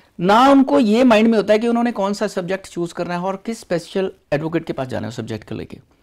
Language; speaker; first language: Hindi; non-native, local second language; Punjabi